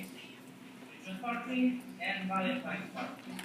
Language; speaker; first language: English; non-native, fluent; Spanish